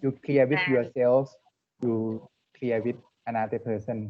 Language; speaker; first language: English; non-native, learner; Thai